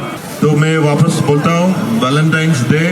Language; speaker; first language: Hindi; non-native, local second language; Malayalam